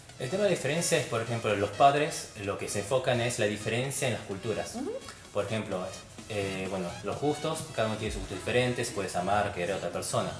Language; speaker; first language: Spanish; early bilingual, other home language; Korean